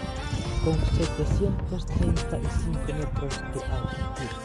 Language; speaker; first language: Spanish; non-native, learner; Indonesian